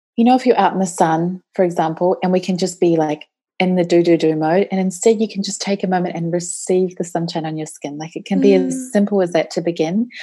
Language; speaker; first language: English; native; English